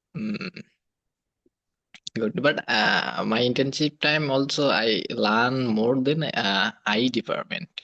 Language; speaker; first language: English; non-native, learner; Bangla